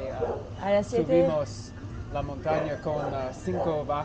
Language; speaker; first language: Spanish; non-native, learner; English